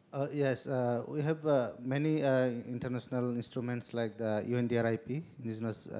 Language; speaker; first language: English; non-native, local second language; Kok Borok